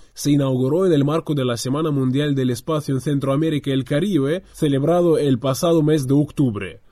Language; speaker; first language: Spanish; non-native, fluent; Russian